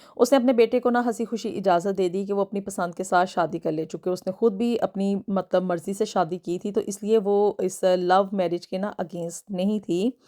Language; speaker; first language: Urdu; native; Urdu